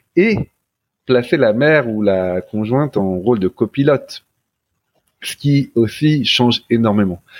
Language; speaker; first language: French; native; French